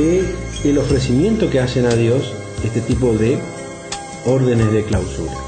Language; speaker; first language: Spanish; native; Spanish